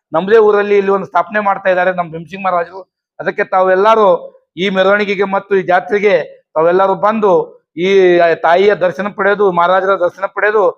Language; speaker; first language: Kannada; non-native, local second language; Lambadi